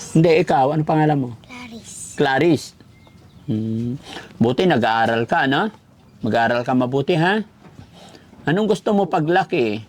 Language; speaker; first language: Filipino; native; Filipino